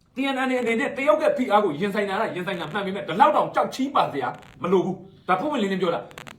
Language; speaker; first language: Burmese; non-native, local second language; Shwe Palaung